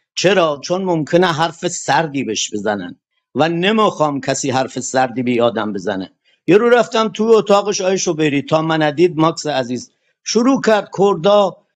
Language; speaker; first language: Persian; non-native, local second language; Kurdish